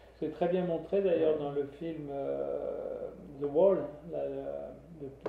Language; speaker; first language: French; native; French